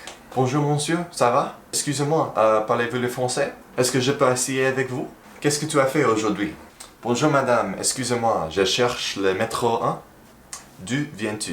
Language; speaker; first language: French; non-native, learner; English